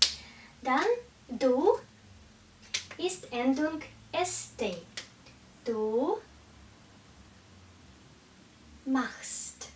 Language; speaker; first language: German; non-native, fluent; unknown